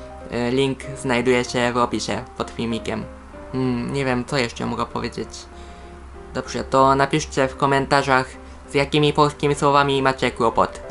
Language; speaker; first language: Polish; non-native, fluent; Japanese